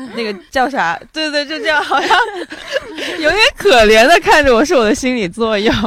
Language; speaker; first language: Chinese; non-native, local second language; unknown